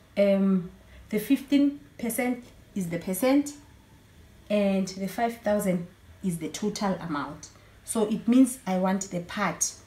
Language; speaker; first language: English; non-native, local second language; Zulu